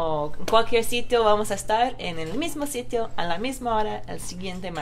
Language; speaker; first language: Spanish; non-native, fluent; English